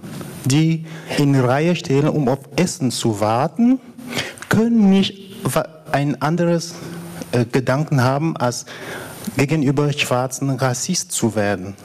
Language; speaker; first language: German; non-native, fluent; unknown